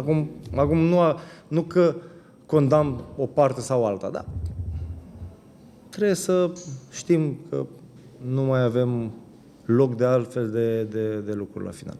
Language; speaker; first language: Romanian; native; Romanian